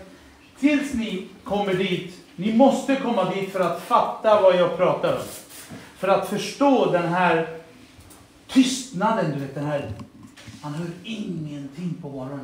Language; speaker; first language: Swedish; early bilingual, other home language; Assyrian Neo-Aramaic